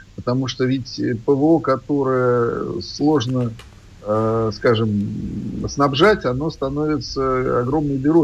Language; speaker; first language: Russian; native; Russian